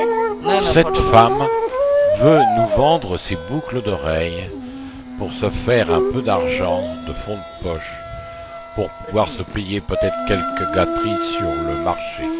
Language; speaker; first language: French; native; French